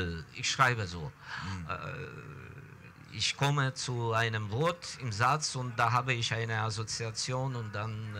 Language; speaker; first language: German; non-native, fluent; Ukrainian